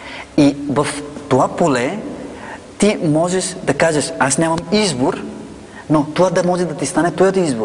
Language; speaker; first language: Bulgarian; non-native, fluent; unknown